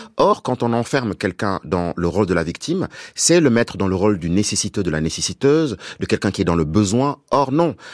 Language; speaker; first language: French; non-native, local second language; Wolof